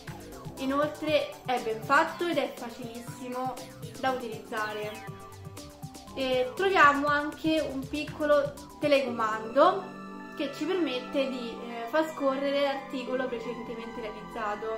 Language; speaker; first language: Italian; native; Italian